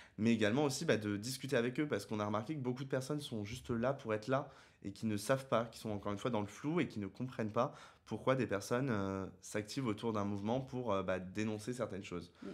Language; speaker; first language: French; native; French